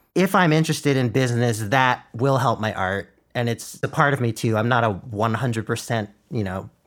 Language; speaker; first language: English; non-native, fluent; Chinese